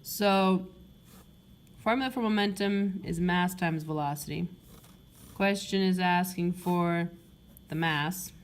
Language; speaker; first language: English; native; English